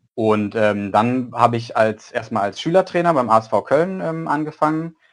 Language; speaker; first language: German; native; German